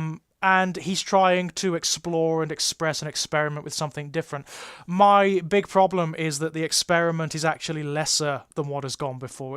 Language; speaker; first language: English; native; English